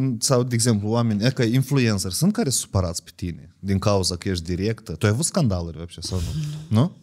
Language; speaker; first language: Romanian; native; Romanian